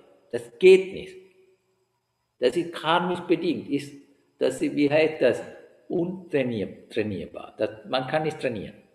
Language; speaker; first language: German; non-native, learner; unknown